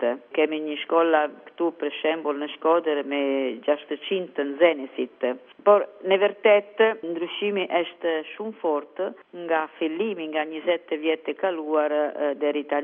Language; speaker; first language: Albanian; non-native, learner; Italian